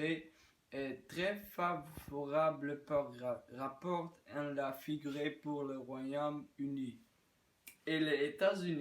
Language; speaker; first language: French; non-native, learner; Dutch